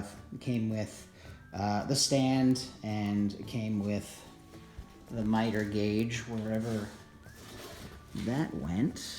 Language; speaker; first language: English; native; English